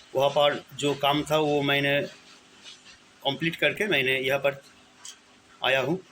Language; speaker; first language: Hindi; non-native, local second language; Bangla